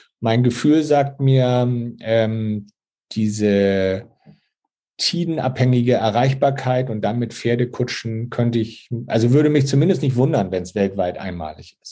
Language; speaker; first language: German; native; German